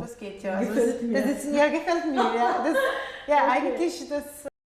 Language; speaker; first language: German; non-native, fluent; Portuguese